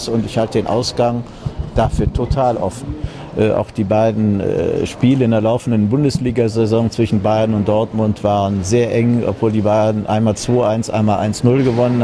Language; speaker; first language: German; native; German